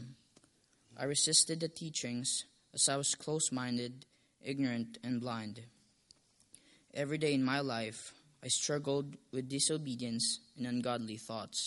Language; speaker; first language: English; non-native, local second language; Filipino